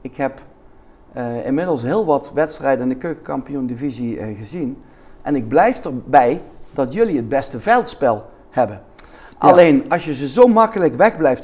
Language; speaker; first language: Dutch; native; Dutch